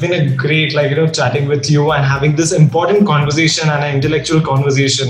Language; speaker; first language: English; non-native, local second language; Hindi